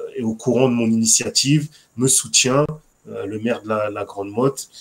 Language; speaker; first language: French; native; French